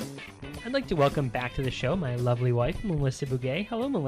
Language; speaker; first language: English; native; English